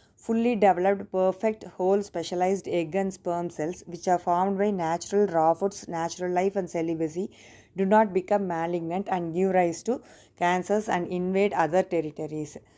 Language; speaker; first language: English; non-native, local second language; Tamil